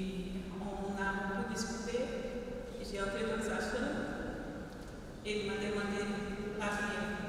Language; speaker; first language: French; non-native, fluent; Portuguese